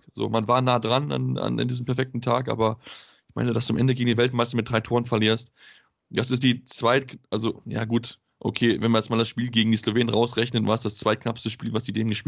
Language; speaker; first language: German; native; German